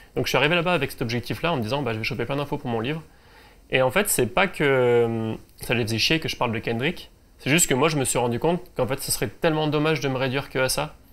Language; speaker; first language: French; native; French